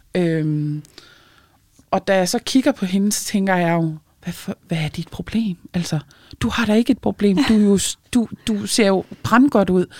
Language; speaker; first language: Danish; early bilingual, other home language; Lithuanian